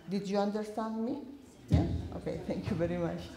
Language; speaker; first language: English; non-native, learner; Spanish